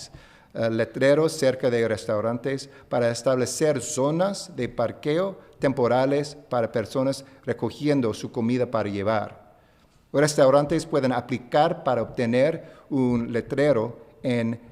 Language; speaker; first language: Spanish; non-native, fluent; English